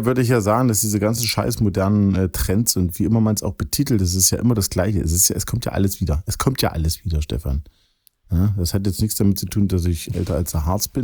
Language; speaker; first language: German; native; German